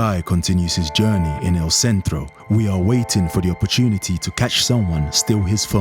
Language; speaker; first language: English; native; English